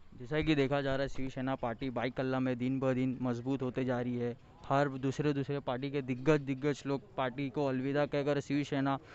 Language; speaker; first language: Hindi; native; Hindi